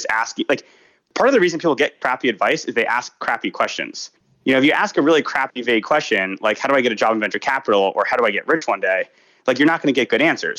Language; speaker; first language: English; native; English